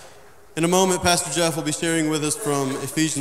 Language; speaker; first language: English; native; English